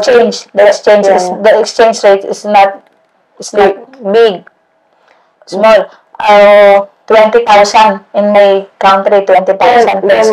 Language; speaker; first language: English; non-native, learner; Indonesian